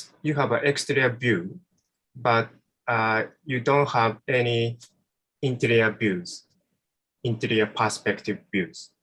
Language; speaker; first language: English; non-native, fluent; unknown